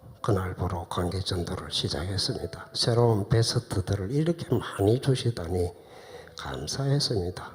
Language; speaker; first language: Korean; native; Korean